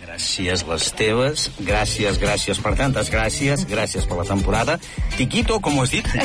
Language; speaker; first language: Catalan; native; Catalan